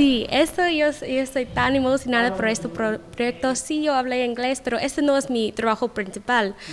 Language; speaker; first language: Spanish; non-native, learner; English